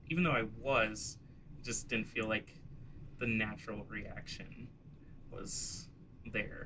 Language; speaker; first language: English; native; English